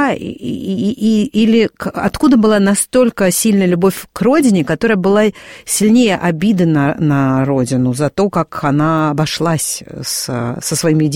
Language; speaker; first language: Russian; native; Russian